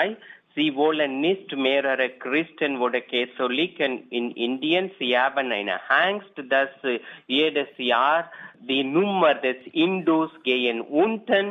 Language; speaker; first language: German; non-native, learner; Tamil